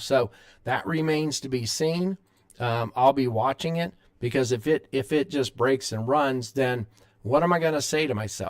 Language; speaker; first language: English; native; English